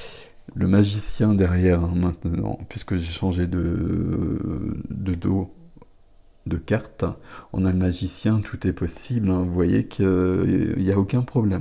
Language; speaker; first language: French; native; French